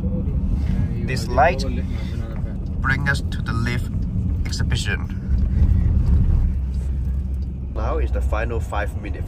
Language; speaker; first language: English; non-native, learner; Cantonese